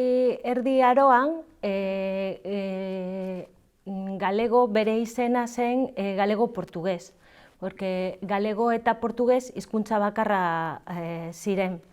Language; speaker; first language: Basque; non-native, learner; Galician